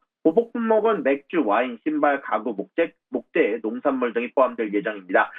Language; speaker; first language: Korean; native; Korean